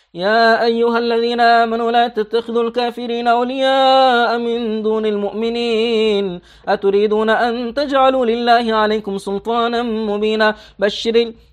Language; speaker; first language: Arabic; non-native, fluent; Persian